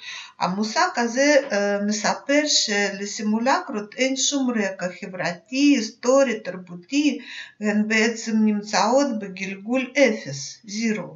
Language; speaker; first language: Hebrew; non-native, fluent; Russian